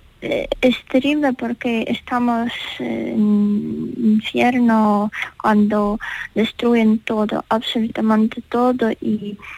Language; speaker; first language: Spanish; non-native, learner; Ukrainian